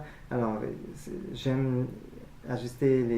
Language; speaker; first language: French; non-native, fluent; English